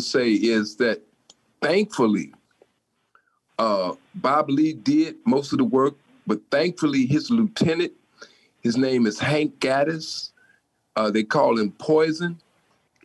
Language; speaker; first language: English; native; English